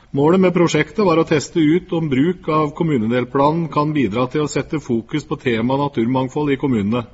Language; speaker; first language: Norwegian; native; Norwegian